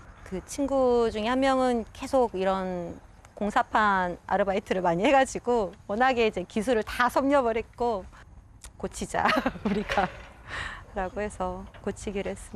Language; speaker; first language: Korean; early bilingual, heritage; Korean